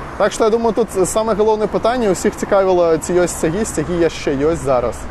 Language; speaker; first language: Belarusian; non-native, local second language; Russian